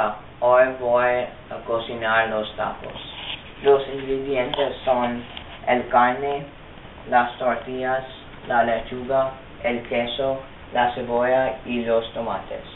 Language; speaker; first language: Spanish; non-native, learner; English